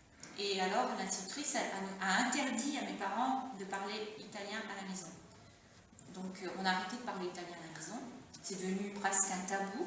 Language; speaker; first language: French; early bilingual, other home language; Italian